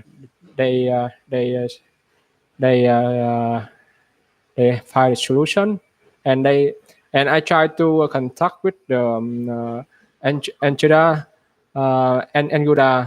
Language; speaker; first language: English; non-native, learner; Vietnamese